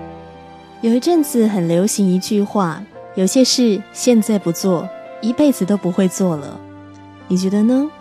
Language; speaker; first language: Chinese; native; Chinese